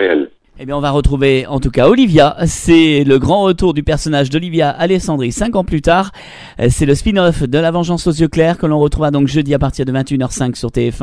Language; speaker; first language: French; native; French